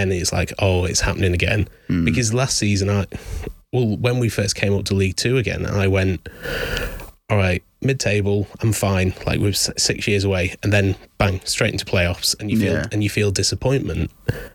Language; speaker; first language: English; native; English